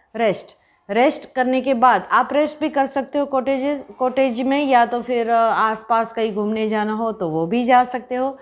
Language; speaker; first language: Hindi; non-native, local second language; Gujarati